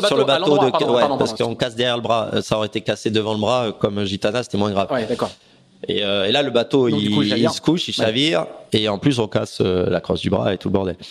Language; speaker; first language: French; native; French